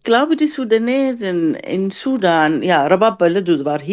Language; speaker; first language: German; non-native, fluent; Arabic